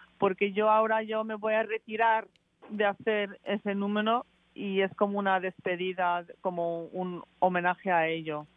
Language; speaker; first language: Spanish; early bilingual, heritage; Spanish